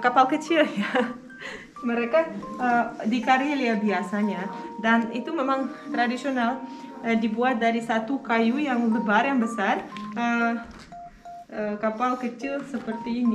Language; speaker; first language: Indonesian; non-native, fluent; Russian